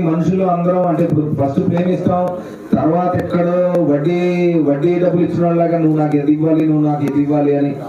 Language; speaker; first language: Telugu; native; Telugu